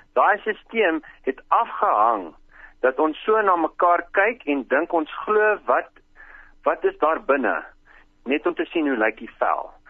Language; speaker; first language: Afrikaans; non-native, local second language; English